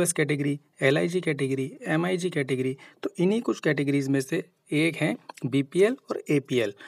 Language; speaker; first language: Hindi; native; Hindi